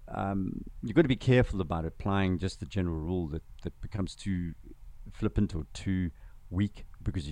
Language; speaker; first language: English; non-native, local second language; Zulu